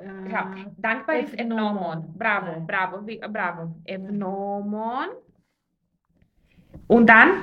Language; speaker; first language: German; non-native, fluent; Greek